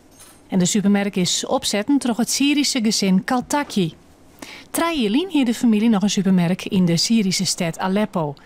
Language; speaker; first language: Dutch; non-native, local second language; Western Frisian